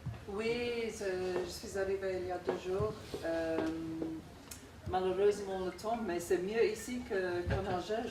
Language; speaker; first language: French; non-native, fluent; English